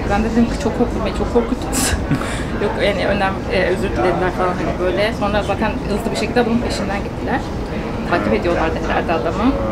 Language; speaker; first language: Turkish; early bilingual, heritage; Turkish